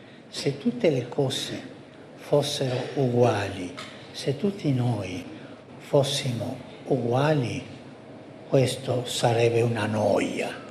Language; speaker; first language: Italian; non-native, fluent; Spanish